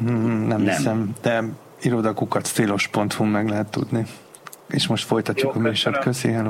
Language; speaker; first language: Hungarian; native; Hungarian